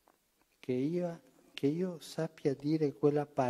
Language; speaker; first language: Italian; early bilingual, heritage; Spanish